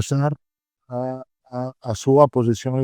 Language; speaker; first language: Portuguese; non-native, learner; Italian